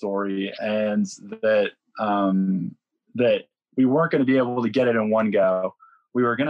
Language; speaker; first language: English; native; English